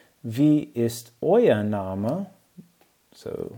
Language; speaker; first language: German; non-native, learner; English